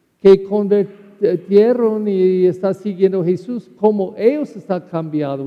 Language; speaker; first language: Spanish; non-native, learner; English